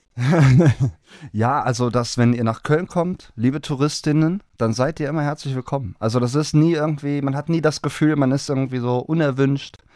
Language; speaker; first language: German; non-native, fluent; Spanish